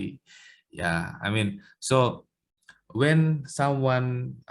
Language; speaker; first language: English; non-native, learner; Indonesian